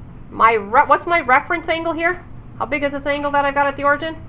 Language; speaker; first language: English; native; English